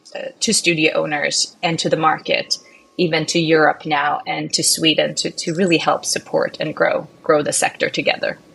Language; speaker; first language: English; non-native, fluent; Swedish